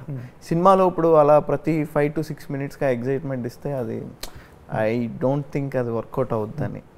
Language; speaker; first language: Telugu; native; Telugu